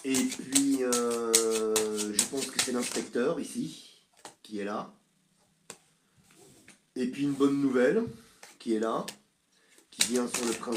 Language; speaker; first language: French; native; French